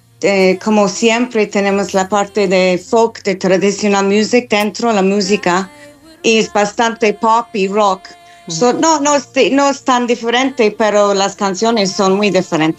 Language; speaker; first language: Spanish; non-native, fluent; English